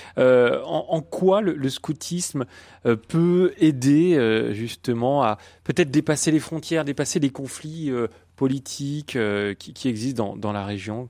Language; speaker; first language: French; native; French